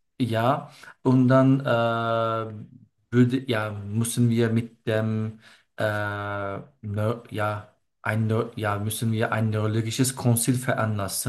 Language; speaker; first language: German; non-native, learner; Turkish